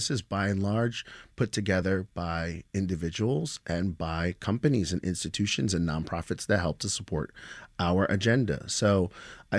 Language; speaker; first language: English; native; English